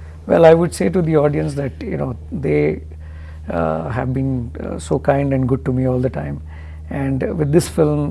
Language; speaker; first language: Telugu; non-native, learner; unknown